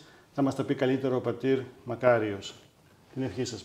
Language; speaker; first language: Greek; native; Greek